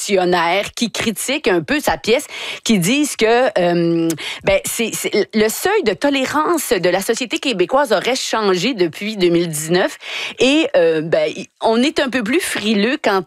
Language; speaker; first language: French; native; French